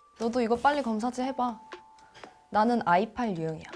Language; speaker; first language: Korean; native; Korean